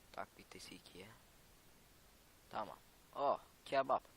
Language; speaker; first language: Turkish; native; Turkish